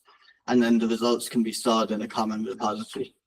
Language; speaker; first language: English; native; English